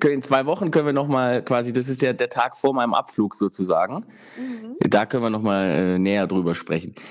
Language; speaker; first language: German; early bilingual, other home language; Italian